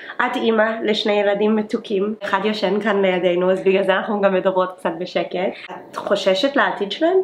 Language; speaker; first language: Hebrew; native; Hebrew